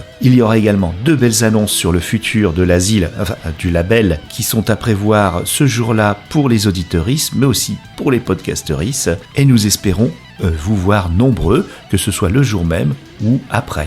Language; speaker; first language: French; native; French